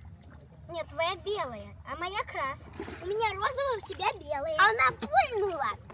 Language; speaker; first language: Russian; native; Russian